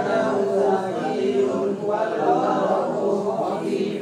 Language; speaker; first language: Arabic; non-native, learner; Indonesian